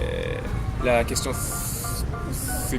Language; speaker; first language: French; non-native, learner; Japanese